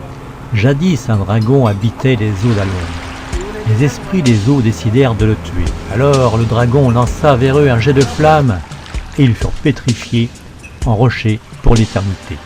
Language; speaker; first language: French; native; French